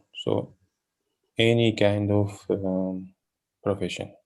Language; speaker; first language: English; non-native, learner; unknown